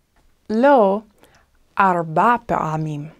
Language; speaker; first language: Hebrew; non-native, fluent; English